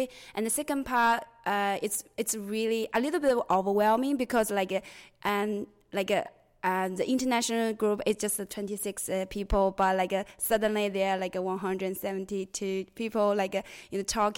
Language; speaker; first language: English; non-native, fluent; Chinese